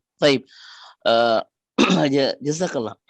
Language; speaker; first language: Arabic; non-native, fluent; Indonesian